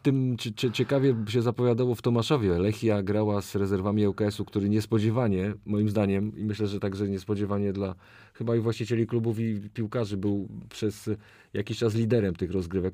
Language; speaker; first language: Polish; native; Polish